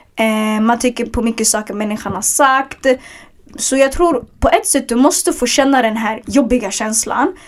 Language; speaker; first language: Swedish; early bilingual, other home language; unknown